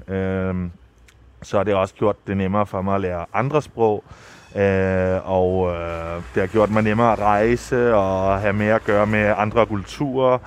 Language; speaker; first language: Danish; early bilingual, heritage; Italian